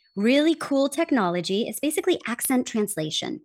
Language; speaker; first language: English; native; English